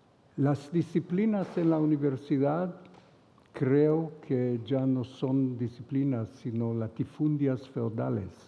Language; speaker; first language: Spanish; non-native, fluent; Hebrew